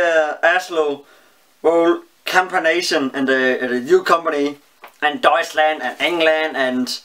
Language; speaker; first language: English; non-native, learner; Danish